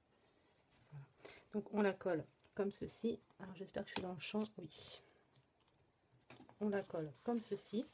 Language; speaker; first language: French; native; French